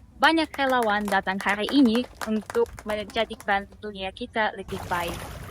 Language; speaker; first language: Indonesian; non-native, fluent; Russian